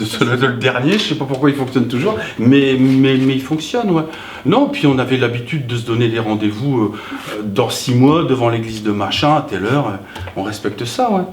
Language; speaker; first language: French; native; French